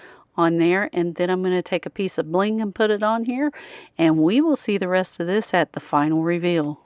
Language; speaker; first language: English; native; English